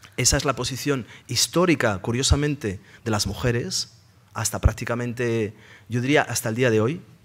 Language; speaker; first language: Spanish; native; Spanish